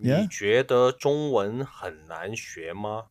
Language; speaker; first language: Chinese; non-native, learner; English